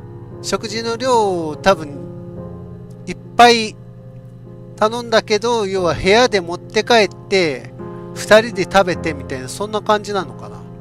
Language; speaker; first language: Japanese; native; Japanese